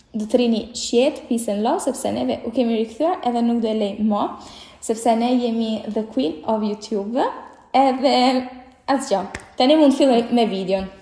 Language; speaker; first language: Albanian; early bilingual, heritage; Albanian